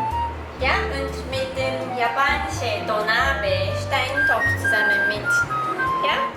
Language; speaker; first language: German; non-native, learner; Japanese